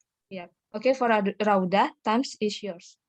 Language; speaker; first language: English; non-native, learner; Indonesian